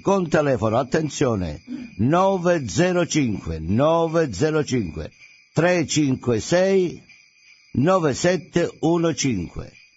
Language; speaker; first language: Italian; native; Italian